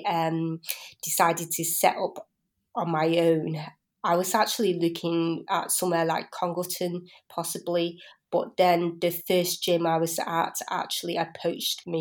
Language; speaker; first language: English; native; English